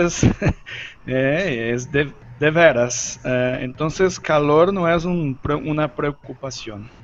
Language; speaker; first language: Spanish; non-native, learner; Portuguese